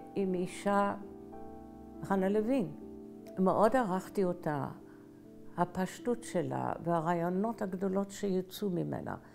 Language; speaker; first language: Hebrew; early bilingual, other home language; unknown